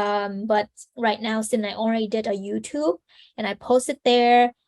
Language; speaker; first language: English; non-native, fluent; Vietnamese